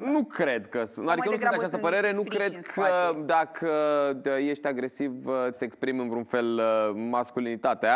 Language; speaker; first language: Romanian; native; Romanian